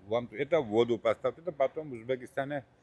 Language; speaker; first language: Russian; non-native, local second language; Georgian